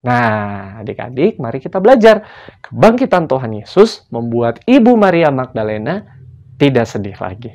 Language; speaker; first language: Indonesian; native; Indonesian